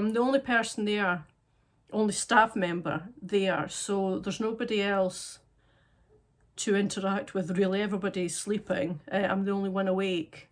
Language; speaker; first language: English; native; English